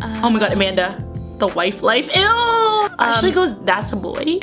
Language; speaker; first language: English; early bilingual, other home language; Vietnamese